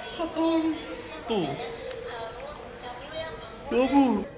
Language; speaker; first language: Korean; non-native, learner; Russian